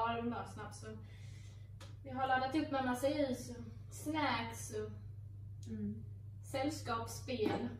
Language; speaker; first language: Swedish; native; Swedish